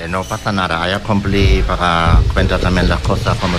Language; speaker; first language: Spanish; non-native, learner; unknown